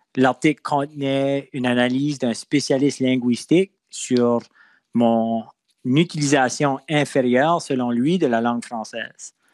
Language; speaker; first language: French; non-native, local second language; English